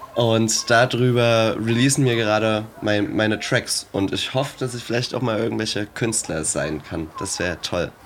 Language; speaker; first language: German; native; German